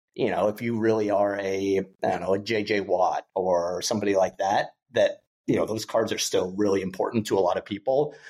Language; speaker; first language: English; native; English